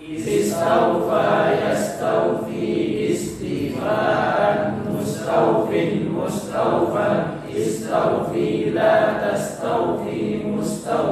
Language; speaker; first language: Arabic; non-native, learner; Indonesian